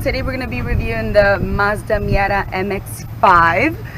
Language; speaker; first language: English; early bilingual, other home language; Spanish